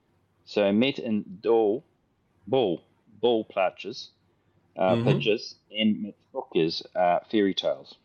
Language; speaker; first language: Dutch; non-native, learner; English